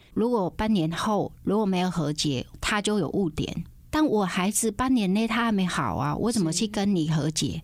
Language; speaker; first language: Chinese; non-native, fluent; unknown